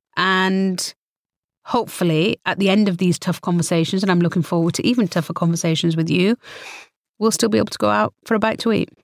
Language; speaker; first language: English; early bilingual, other home language; Punjabi